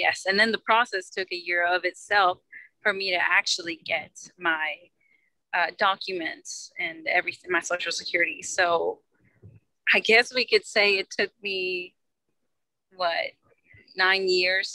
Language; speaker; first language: English; early bilingual, other home language; Spanish